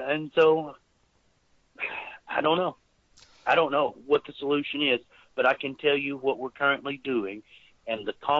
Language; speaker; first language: English; native; English